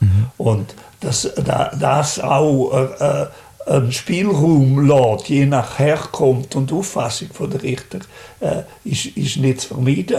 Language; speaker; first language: German; native; German